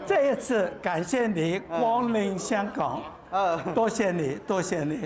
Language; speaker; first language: Chinese; non-native, local second language; Cantonese